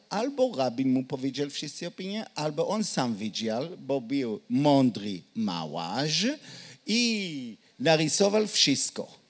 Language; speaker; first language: Polish; non-native, learner; Hebrew